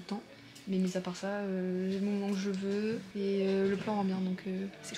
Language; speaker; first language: French; native; French